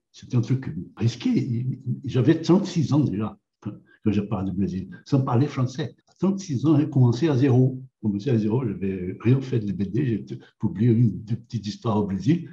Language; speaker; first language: French; non-native, fluent; Portuguese